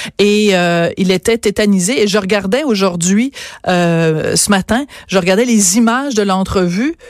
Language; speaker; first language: French; native; French